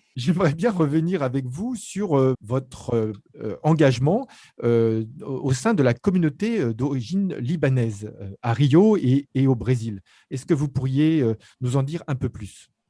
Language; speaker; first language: French; native; French